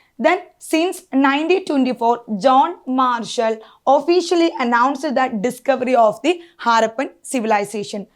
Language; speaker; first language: English; non-native, local second language; Malayalam